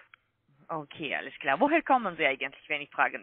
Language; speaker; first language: German; non-native, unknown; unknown